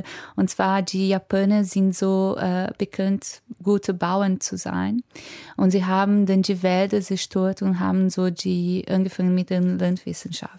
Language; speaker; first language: German; non-native, fluent; Portuguese